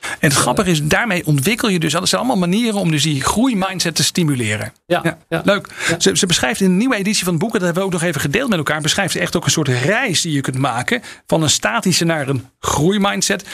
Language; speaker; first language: Dutch; native; Dutch